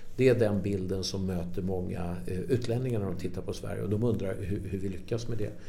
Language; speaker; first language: Swedish; native; Swedish